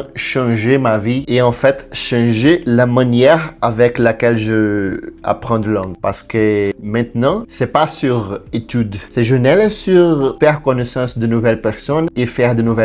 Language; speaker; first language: French; non-native, learner; Portuguese